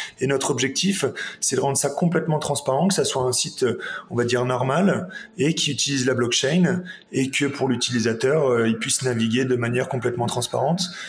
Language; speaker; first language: French; native; French